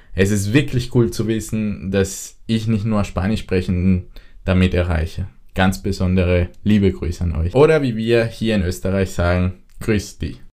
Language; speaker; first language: German; non-native, fluent; Spanish